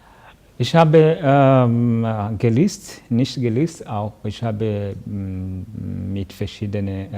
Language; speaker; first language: German; non-native, learner; Kinyarwanda